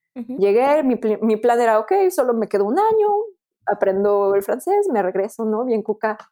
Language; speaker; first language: Spanish; native; Spanish